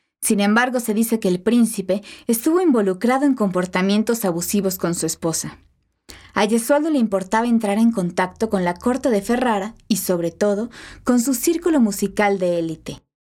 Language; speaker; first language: Spanish; native; Spanish